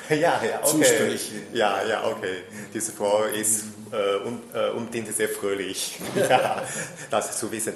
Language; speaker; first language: German; non-native, fluent; Chinese